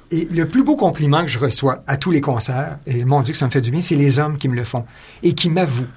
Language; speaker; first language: French; native; French